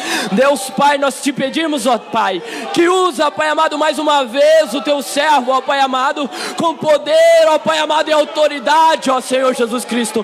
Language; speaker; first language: Portuguese; native; Portuguese